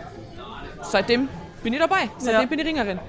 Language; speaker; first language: German; native; German